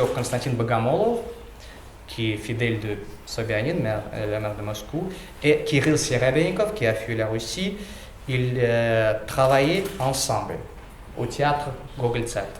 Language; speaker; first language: French; non-native, learner; Russian